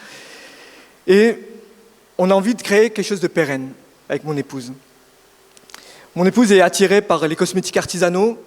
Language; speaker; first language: French; native; French